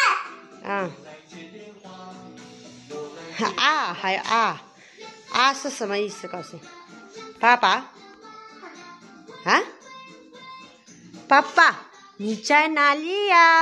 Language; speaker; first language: Chinese; non-native, learner; Nepali